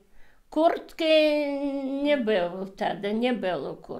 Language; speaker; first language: Polish; early bilingual, heritage; Polish